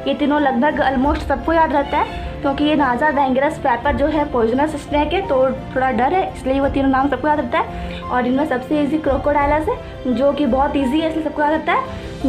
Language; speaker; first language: Hindi; native; Hindi